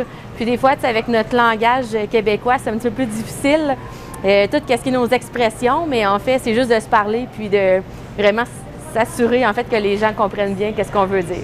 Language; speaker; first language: French; native; French